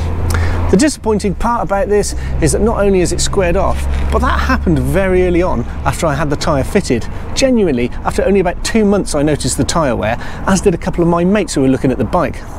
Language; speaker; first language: English; native; English